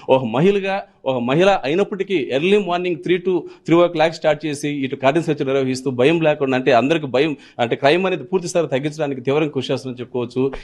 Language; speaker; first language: Telugu; native; Telugu